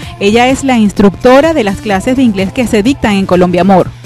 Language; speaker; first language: Spanish; native; Spanish